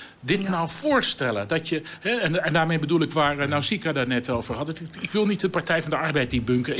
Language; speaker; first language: Dutch; native; Dutch